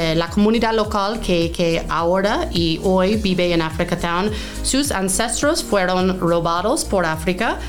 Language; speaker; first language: Spanish; non-native, fluent; English